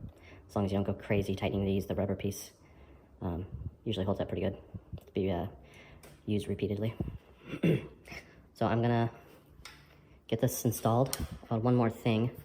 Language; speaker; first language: English; native; English